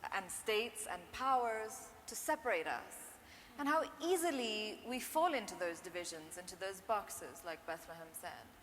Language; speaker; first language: English; non-native, local second language; Urdu